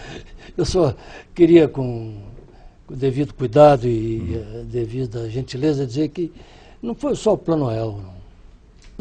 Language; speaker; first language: Portuguese; native; Portuguese